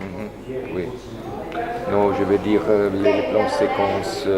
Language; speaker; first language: French; non-native, fluent; Italian